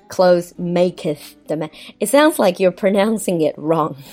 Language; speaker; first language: English; non-native, fluent; Chinese